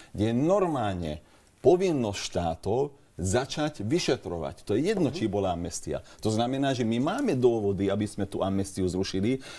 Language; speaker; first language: Slovak; non-native, local second language; Hungarian